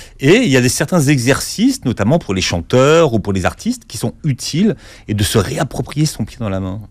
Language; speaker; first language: French; native; French